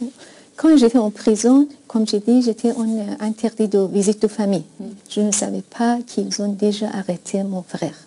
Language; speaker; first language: French; non-native, fluent; Persian